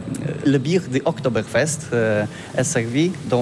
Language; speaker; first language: French; non-native, learner; Polish